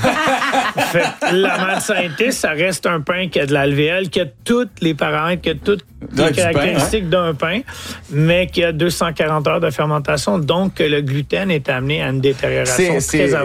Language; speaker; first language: French; native; French